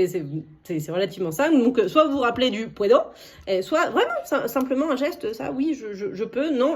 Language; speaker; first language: French; native; French